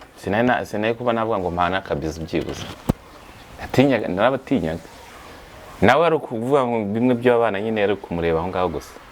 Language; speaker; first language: Kinyarwanda; native; Kinyarwanda